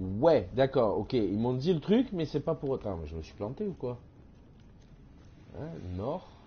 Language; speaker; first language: French; native; French